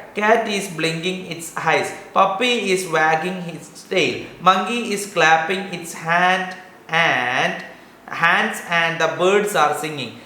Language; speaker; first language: English; non-native, local second language; Malayalam